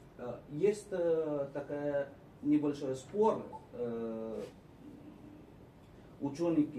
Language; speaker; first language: Russian; non-native, fluent; Marathi